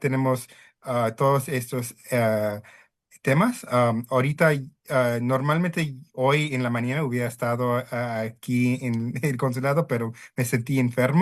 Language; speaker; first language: Spanish; early bilingual, heritage; Spanish